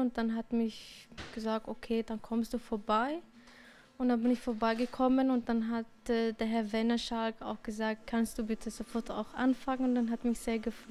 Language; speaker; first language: German; non-native, learner; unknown